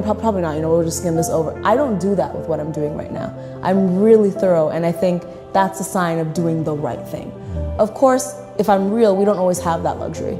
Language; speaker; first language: English; native; English